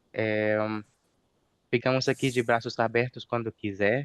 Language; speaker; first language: Portuguese; non-native, fluent; Spanish